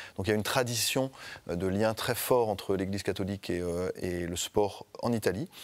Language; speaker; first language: French; native; French